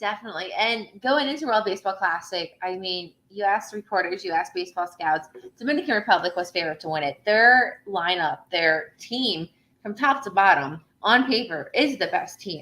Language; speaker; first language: English; native; English